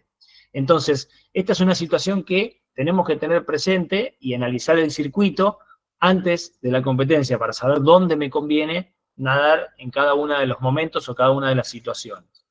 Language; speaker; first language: Spanish; native; Spanish